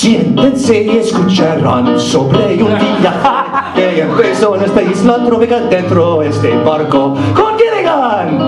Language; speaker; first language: Spanish; non-native, learner; English